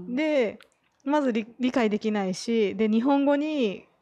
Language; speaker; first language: Japanese; native; Japanese